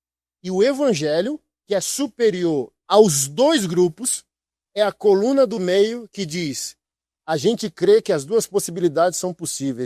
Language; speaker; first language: Portuguese; native; Portuguese